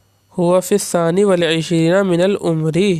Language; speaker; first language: Arabic; non-native, fluent; Urdu